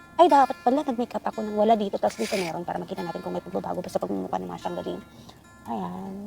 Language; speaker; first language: Filipino; non-native, local second language; Iloko